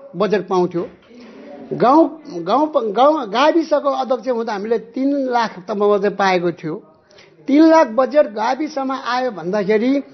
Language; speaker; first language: Nepali; non-native, local second language; Eastern Tamang